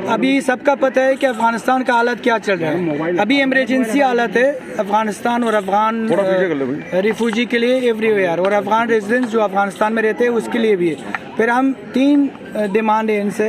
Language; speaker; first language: Hindi; non-native, fluent; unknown